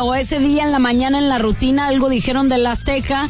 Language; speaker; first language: Spanish; native; Spanish